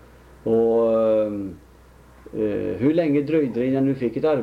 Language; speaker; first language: Swedish; native; Swedish